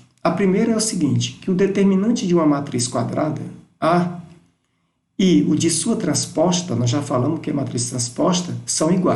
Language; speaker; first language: Portuguese; native; Portuguese